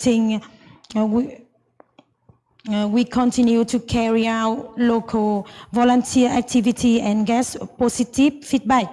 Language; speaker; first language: English; non-native, learner; Vietnamese